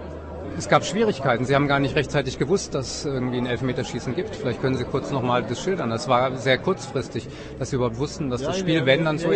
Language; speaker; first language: German; native; German